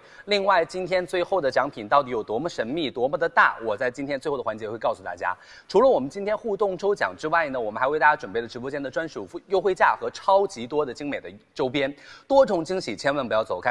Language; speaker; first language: Chinese; native; Chinese